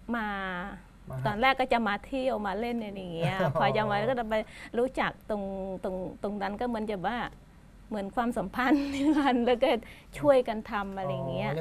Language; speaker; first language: Thai; non-native, fluent; Khmer